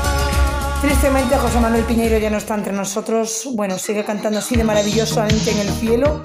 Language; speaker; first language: Spanish; native; Spanish